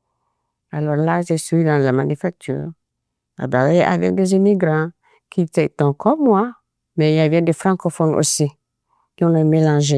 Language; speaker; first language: French; non-native, fluent; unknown